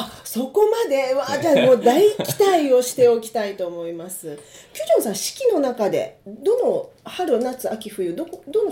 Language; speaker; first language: Japanese; native; Japanese